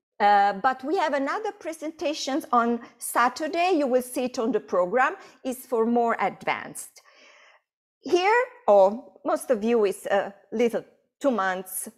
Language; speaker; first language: English; non-native, fluent; Italian